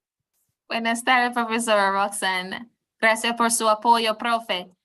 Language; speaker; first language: Spanish; non-native, fluent; English